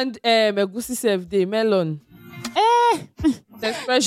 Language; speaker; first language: English; non-native, local second language; Yoruba